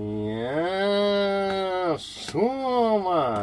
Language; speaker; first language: Swedish; native; Swedish